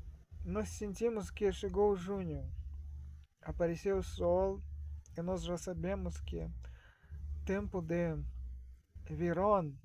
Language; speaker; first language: Portuguese; non-native, fluent; Russian